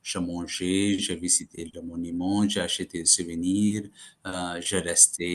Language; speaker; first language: French; non-native, fluent; Tamil